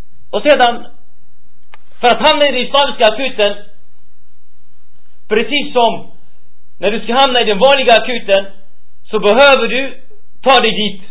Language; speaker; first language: Swedish; early bilingual, other home language; Arabic